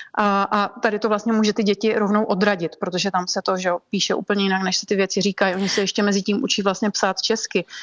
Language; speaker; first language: Czech; native; Czech